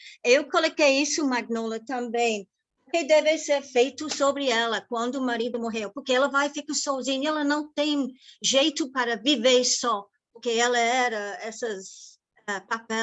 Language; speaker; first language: Portuguese; non-native, fluent; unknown